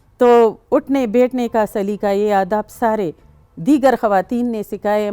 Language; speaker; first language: Urdu; non-native, local second language; Pashto